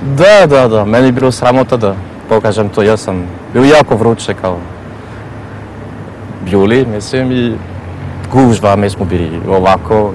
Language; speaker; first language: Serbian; non-native, fluent; French